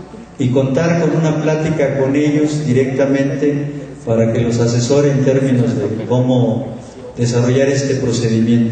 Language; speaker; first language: Spanish; native; Spanish